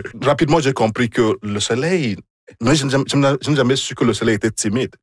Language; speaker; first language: French; non-native, fluent; Igbo